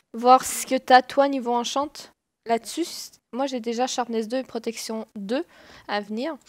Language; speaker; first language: French; native; French